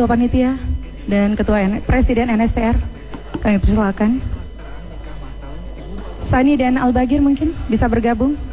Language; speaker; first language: Indonesian; native; Indonesian